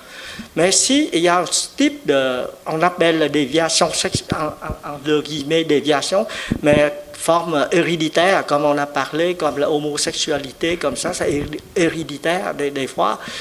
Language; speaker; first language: French; non-native, fluent; Vietnamese